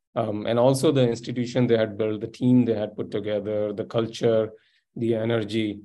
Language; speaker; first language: English; non-native, local second language; Sindhi